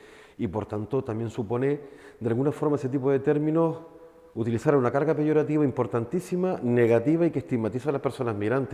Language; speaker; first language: Spanish; native; Spanish